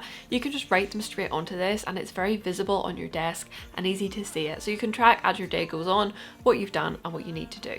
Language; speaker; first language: English; native; English